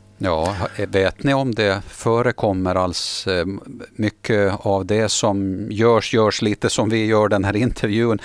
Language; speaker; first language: Swedish; native; Swedish